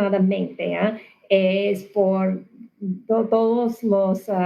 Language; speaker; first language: Spanish; non-native, learner; English